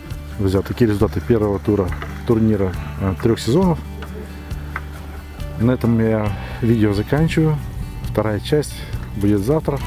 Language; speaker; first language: Russian; native; Russian